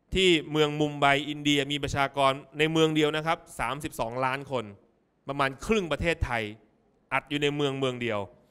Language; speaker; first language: Thai; native; Thai